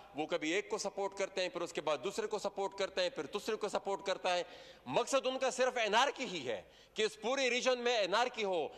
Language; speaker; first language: Urdu; non-native, local second language; Pashto